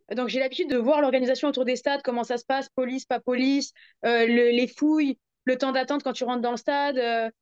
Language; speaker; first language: French; native; French